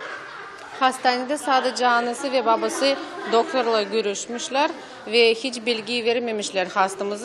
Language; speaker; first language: Turkish; non-native, learner; Russian